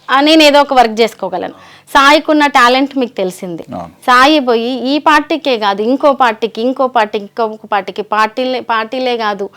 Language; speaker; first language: Telugu; native; Telugu